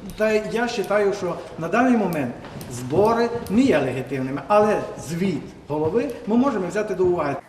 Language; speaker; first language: Ukrainian; native; Ukrainian